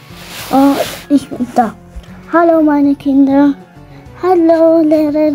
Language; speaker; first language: German; non-native, learner; Arabic